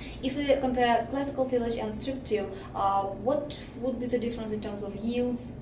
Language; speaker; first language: English; non-native, fluent; Russian